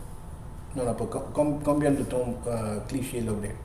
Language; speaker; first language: French; non-native, learner; Spanish